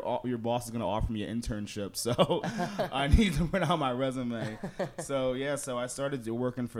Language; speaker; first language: English; native; English